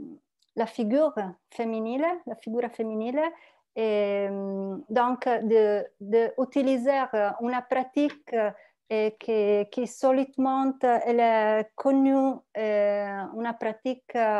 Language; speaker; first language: French; non-native, learner; Italian